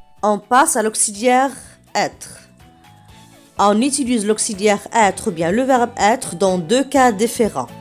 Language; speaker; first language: French; non-native, local second language; Arabic